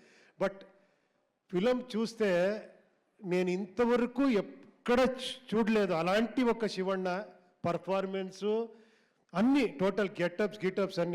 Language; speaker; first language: Telugu; non-native, local second language; Kannada